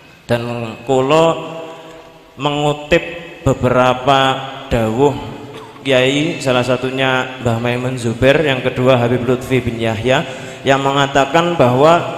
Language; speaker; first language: Indonesian; non-native, local second language; Javanese